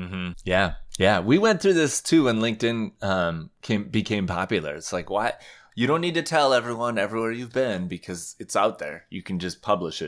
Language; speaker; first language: English; native; English